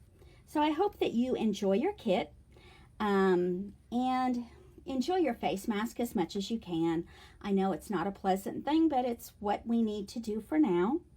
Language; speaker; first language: English; native; English